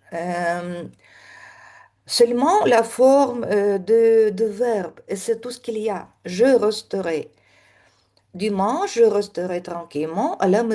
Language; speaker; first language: French; non-native, fluent; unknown